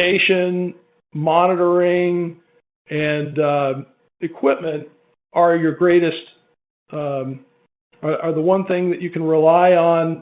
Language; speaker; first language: English; native; English